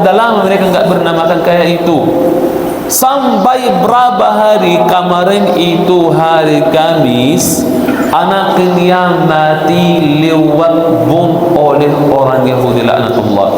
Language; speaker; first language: Indonesian; non-native, fluent; Arabic